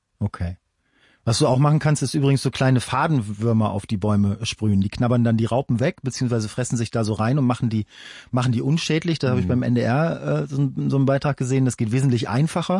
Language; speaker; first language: German; native; German